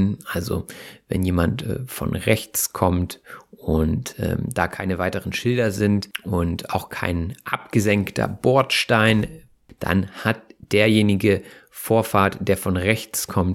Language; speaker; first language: German; native; German